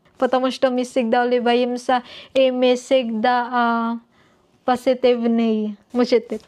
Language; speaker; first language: Russian; non-native, learner; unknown